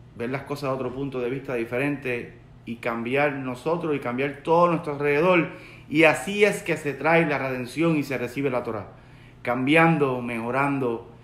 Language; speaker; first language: Spanish; native; Spanish